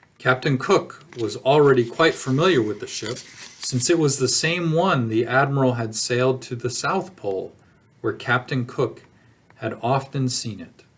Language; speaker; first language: English; native; English